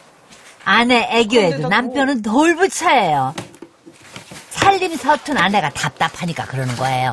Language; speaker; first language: Korean; native; Korean